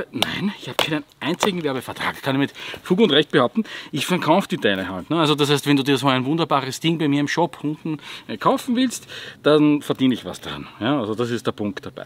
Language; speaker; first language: German; native; German